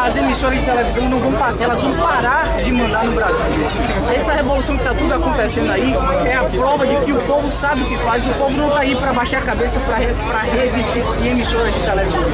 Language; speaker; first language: Portuguese; native; Portuguese